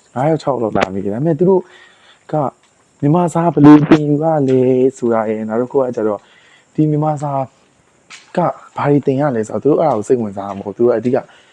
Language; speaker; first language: Burmese; native; Burmese